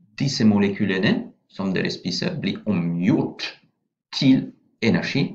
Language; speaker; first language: Norwegian; non-native, fluent; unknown